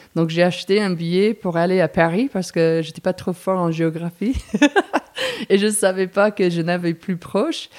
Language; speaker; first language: French; non-native, fluent; English